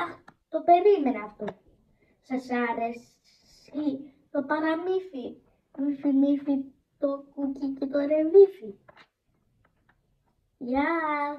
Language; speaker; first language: Greek; early bilingual, other home language; Chinese